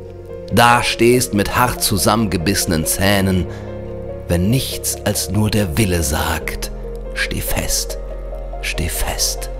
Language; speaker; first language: German; native; German